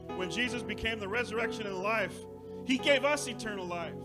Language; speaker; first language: English; native; English